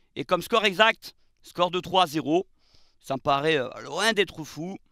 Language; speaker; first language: French; native; French